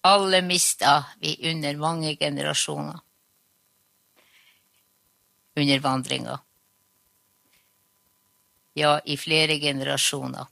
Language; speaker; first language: Norwegian; non-native, local second language; Northern Sami